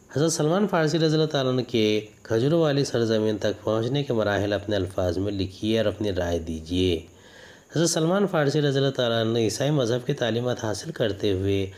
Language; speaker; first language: Urdu; native; Urdu